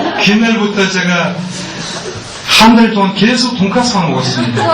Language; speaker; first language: Korean; non-native, fluent; Mongolian